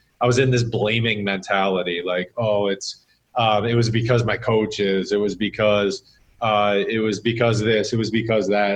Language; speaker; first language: English; native; English